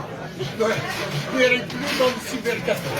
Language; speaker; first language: French; non-native, local second language; Kabyle